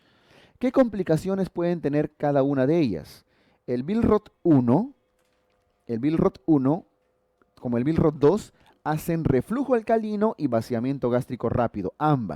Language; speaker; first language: Spanish; native; Spanish